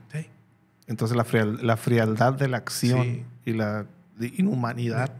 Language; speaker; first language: Spanish; native; Spanish